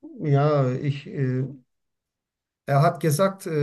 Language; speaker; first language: German; non-native, learner; Turkish